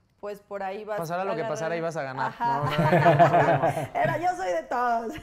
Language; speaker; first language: Spanish; native; Spanish